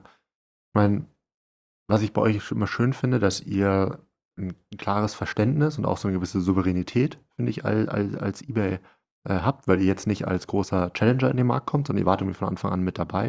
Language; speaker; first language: German; native; German